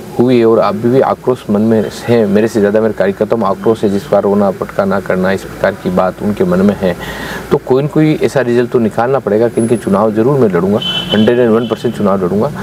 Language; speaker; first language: Hindi; native; Hindi